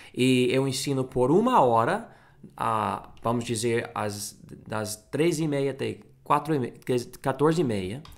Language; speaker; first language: Portuguese; non-native, fluent; English